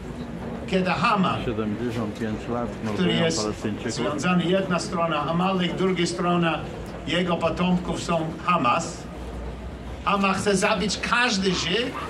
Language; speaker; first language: Polish; non-native, learner; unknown